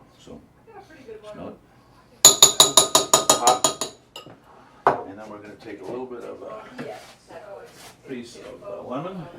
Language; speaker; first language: English; native; English